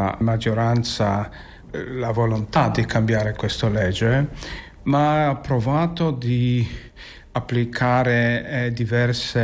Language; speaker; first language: Italian; non-native, fluent; Polish